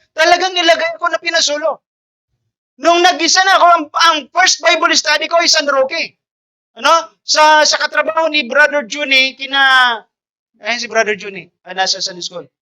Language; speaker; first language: Filipino; non-native, local second language; Bikol